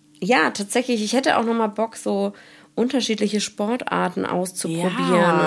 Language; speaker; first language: German; native; German